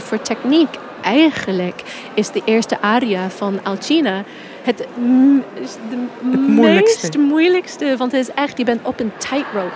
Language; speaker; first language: Dutch; non-native, fluent; English